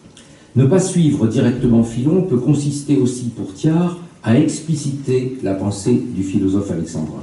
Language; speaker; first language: French; native; French